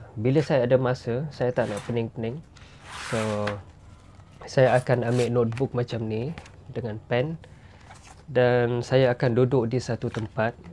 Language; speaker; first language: Malay; non-native, fluent; Western Cham